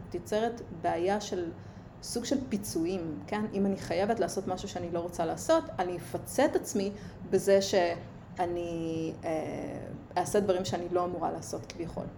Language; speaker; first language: Hebrew; early bilingual, other home language; Russian